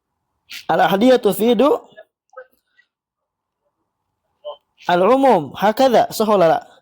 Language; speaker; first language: Arabic; non-native, fluent; Indonesian